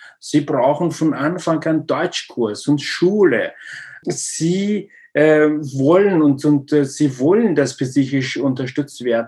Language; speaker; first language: German; non-native, learner; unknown